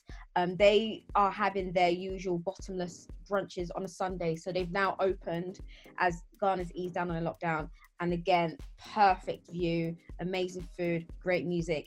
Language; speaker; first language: English; native; English